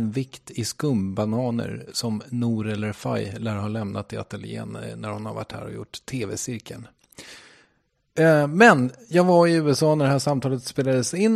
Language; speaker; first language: Swedish; native; Swedish